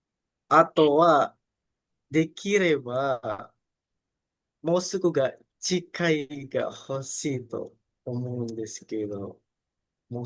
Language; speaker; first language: Japanese; non-native, learner; Indonesian